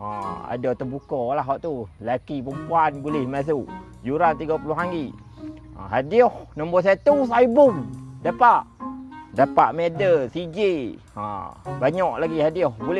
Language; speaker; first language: Malay; native; Malay